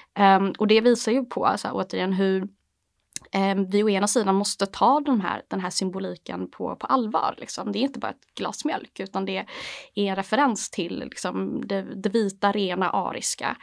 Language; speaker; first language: Swedish; native; Swedish